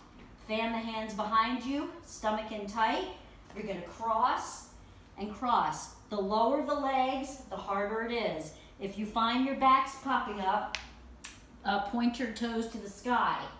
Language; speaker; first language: English; native; English